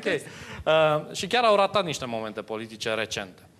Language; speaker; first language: Romanian; native; Romanian